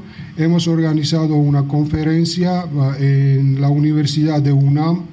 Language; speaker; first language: Spanish; non-native, fluent; Georgian